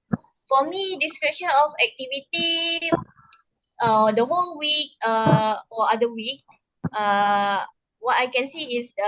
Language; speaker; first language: English; non-native, local second language; Malay